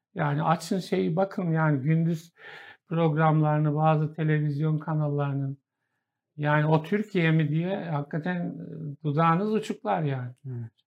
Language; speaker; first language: Turkish; native; Turkish